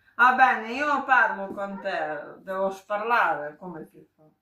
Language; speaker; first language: Italian; non-native, learner; Ukrainian